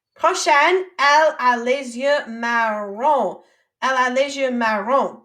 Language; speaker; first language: French; non-native, fluent; English